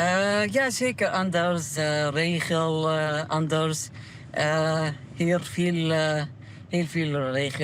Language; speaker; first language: Dutch; non-native, learner; Arabic